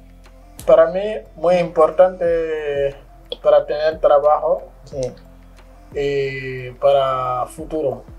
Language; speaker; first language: Spanish; non-native, learner; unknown